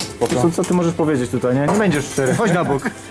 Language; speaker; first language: Polish; native; Polish